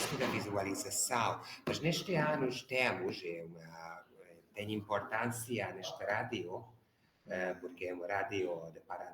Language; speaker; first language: Portuguese; non-native, learner; Hungarian